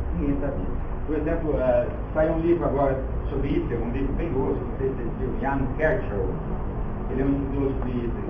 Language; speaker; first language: Portuguese; early bilingual, other home language; Yiddish